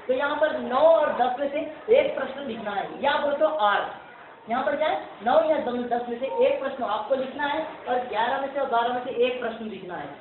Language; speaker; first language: Hindi; non-native, local second language; Urdu